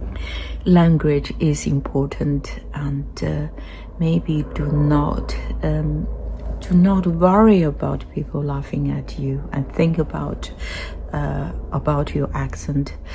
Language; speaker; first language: English; non-native, fluent; Chinese